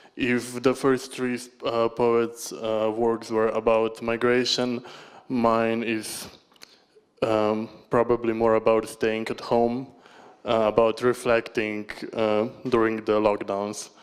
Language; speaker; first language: English; non-native, fluent; Slovenian